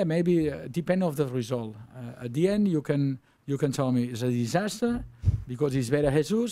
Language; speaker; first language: English; non-native, learner; Spanish